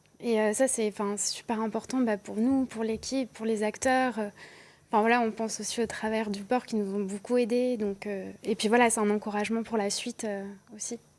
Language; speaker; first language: French; native; French